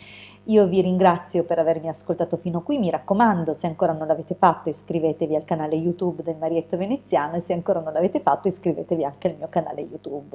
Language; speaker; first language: Italian; native; Italian